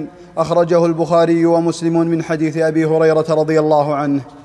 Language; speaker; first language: Arabic; native; Arabic